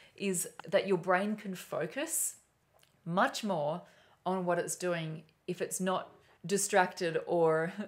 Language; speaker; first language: English; native; English